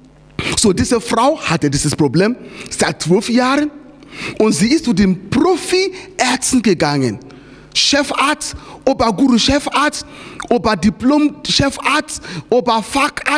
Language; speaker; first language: German; non-native, fluent; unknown